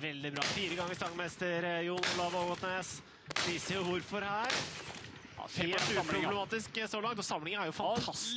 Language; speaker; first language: Norwegian; native; Norwegian